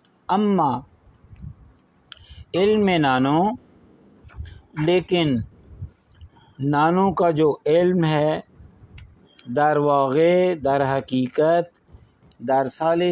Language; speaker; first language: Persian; non-native, fluent; Urdu